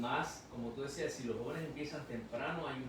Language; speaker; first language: Spanish; native; Spanish